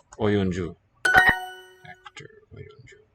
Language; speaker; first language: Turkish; non-native, learner; English